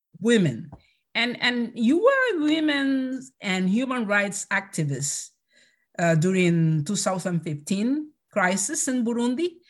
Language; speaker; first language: English; non-native, local second language; Spanish